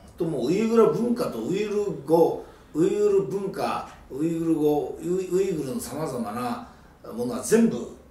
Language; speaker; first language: Japanese; native; Japanese